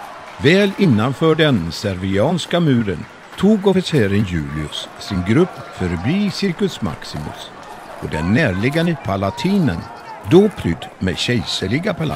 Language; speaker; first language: Swedish; native; Swedish